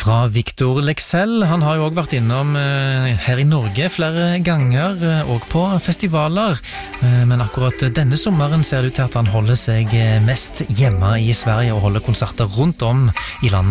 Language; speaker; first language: Norwegian; native; Norwegian